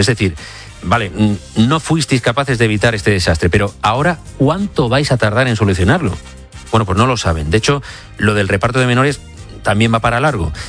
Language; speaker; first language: Spanish; native; Spanish